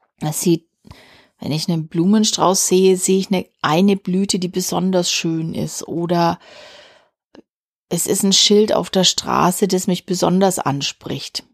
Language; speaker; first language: German; native; German